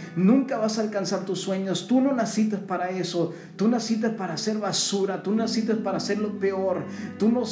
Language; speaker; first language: Spanish; early bilingual, heritage; Spanish